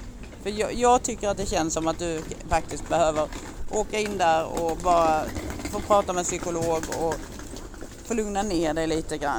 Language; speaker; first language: Swedish; native; Swedish